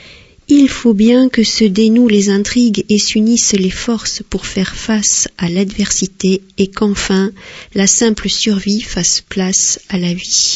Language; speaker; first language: French; native; French